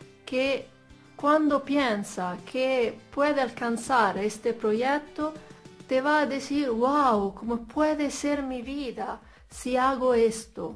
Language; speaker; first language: Spanish; non-native, fluent; Italian